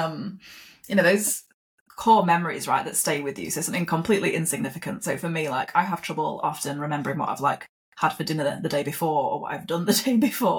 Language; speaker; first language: English; native; English